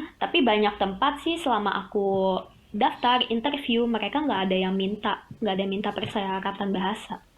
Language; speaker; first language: Indonesian; native; Indonesian